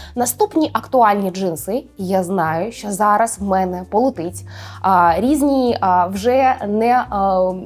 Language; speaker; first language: Ukrainian; non-native, local second language; Russian